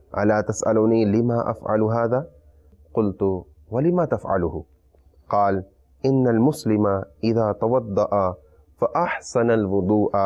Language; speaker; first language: Arabic; non-native, fluent; Urdu